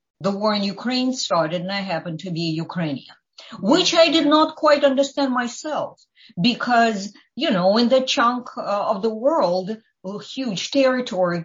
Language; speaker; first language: English; non-native, fluent; Ukrainian